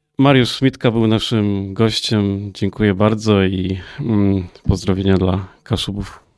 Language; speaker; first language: Polish; native; Polish